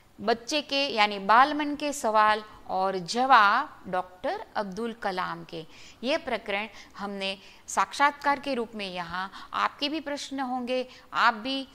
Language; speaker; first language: Hindi; non-native, local second language; Gujarati